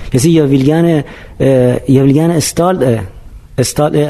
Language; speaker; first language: Danish; non-native, fluent; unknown